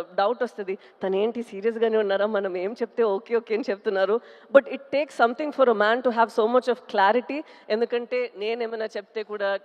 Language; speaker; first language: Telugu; non-native, local second language; Tamil